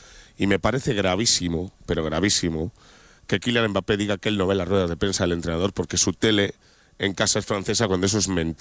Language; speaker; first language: Spanish; native; Spanish